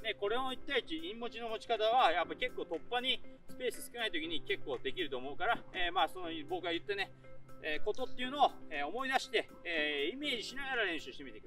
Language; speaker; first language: Japanese; native; Japanese